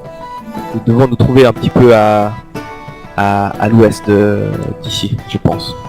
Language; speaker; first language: French; native; French